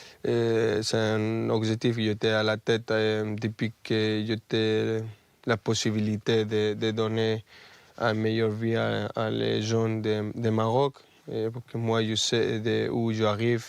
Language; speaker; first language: French; non-native, fluent; Spanish